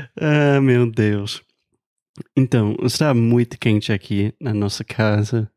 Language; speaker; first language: Portuguese; non-native, fluent; English